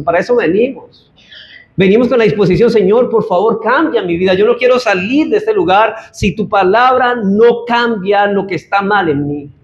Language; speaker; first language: Spanish; native; Spanish